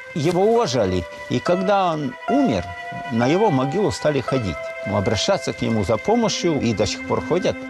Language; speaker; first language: Russian; non-native, local second language; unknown